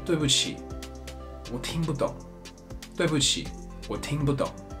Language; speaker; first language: Chinese; non-native, learner; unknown